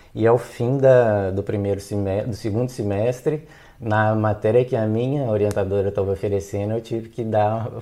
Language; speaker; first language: Portuguese; native; Portuguese